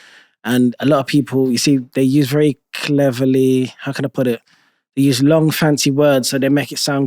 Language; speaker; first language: English; native; English